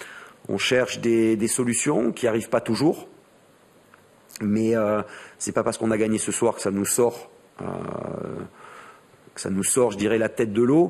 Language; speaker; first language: French; native; French